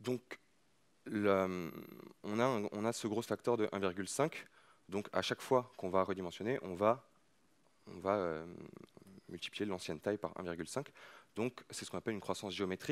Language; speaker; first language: French; native; French